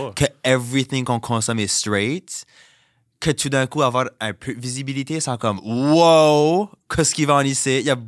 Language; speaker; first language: French; native; French